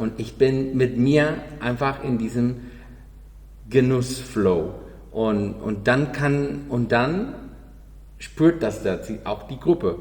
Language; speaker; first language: German; non-native, learner; Spanish